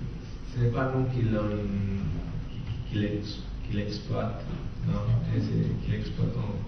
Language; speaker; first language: French; non-native, fluent; Italian